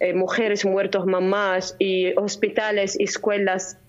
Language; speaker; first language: Spanish; non-native, fluent; Arabic